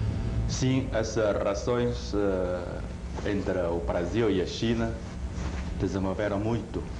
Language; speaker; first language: Portuguese; non-native, fluent; Chinese